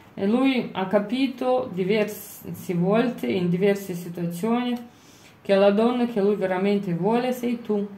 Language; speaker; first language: Italian; non-native, fluent; Lithuanian